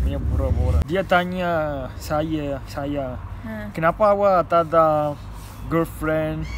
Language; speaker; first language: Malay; non-native, learner; Italian